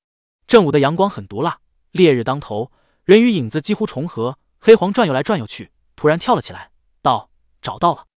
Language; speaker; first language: Chinese; native; Chinese